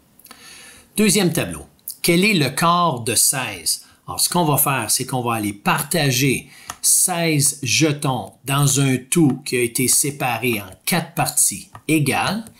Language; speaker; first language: French; native; French